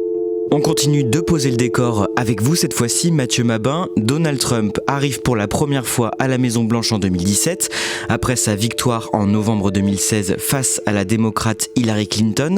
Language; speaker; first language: French; native; French